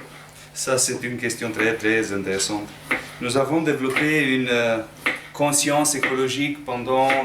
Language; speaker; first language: French; non-native, learner; Romanian